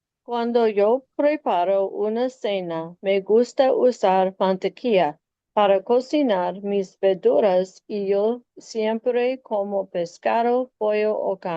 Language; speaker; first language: Spanish; non-native, learner; English